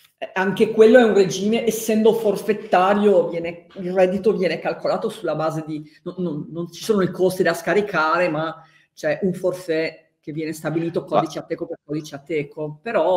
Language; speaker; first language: Italian; native; Italian